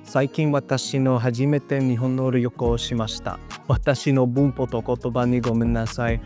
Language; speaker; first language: Japanese; non-native, learner; English